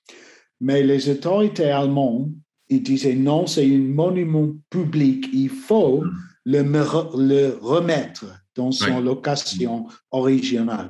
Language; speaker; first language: French; non-native, learner; English